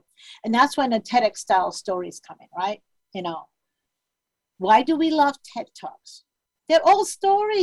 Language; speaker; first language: English; non-native, fluent; Armenian